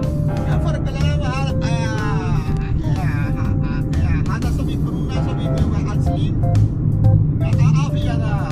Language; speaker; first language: Arabic; non-native, learner; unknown